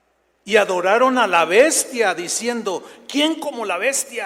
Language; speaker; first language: Spanish; native; Spanish